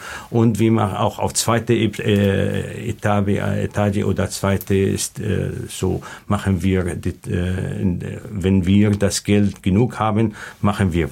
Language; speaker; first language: German; non-native, learner; Arabic